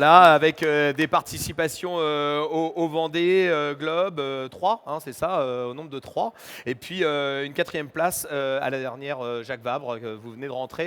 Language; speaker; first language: French; native; French